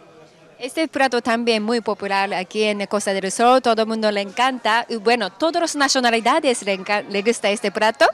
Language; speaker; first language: Spanish; non-native, fluent; Japanese